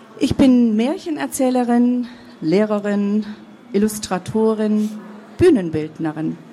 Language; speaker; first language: German; early bilingual, other home language; Kurdish